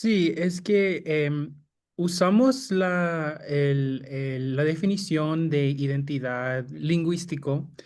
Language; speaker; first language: Spanish; non-native, fluent; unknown